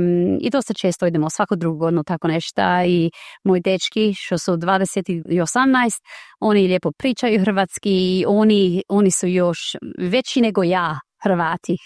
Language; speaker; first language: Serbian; early bilingual, heritage; Croatian